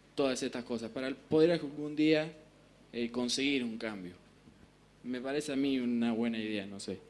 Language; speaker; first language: Spanish; native; Spanish